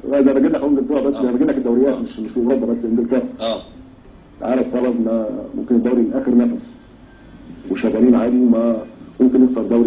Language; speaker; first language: Arabic; native; Arabic